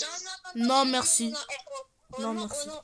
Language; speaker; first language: French; native; French